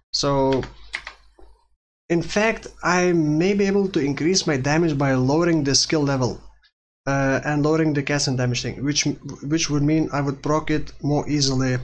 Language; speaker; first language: English; non-native, fluent; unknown